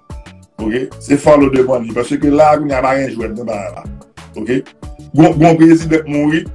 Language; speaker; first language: French; non-native, local second language; Haitian Creole